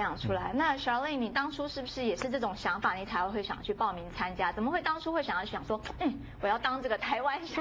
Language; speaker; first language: Chinese; native; Chinese